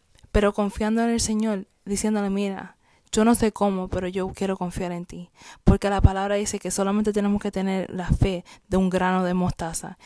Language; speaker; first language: Spanish; native; Spanish